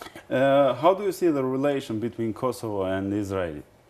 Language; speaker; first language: English; non-native, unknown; Albanian